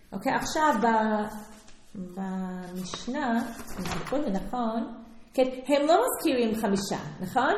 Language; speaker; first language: Hebrew; non-native, fluent; English